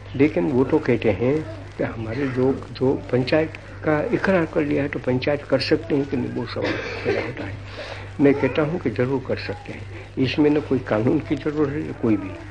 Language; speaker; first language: Hindi; non-native, local second language; Gujarati